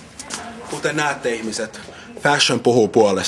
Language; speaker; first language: Finnish; native; Finnish